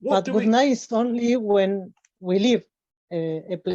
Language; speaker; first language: English; non-native, learner; Spanish